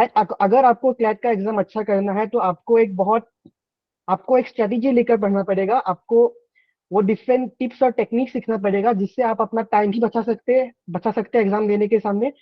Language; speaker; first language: Hindi; non-native, local second language; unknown